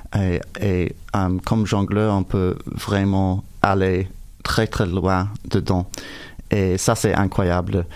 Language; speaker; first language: French; non-native, fluent; English